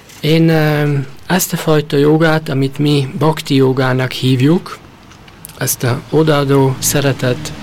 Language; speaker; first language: Hungarian; early bilingual, heritage; Hungarian